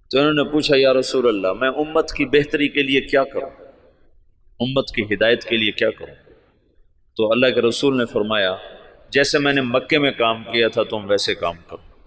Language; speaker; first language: Urdu; non-native, local second language; Punjabi